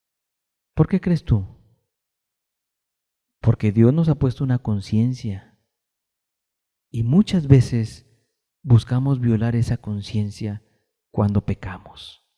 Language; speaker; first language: Spanish; native; Spanish